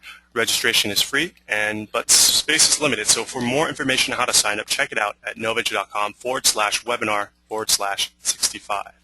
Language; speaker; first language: English; native; English